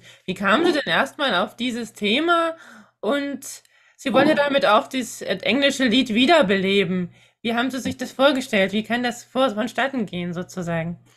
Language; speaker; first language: German; native; German